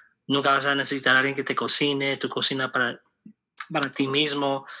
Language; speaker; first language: Spanish; early bilingual, heritage; Spanish